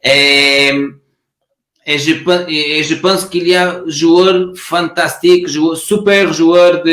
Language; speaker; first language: French; non-native, learner; Portuguese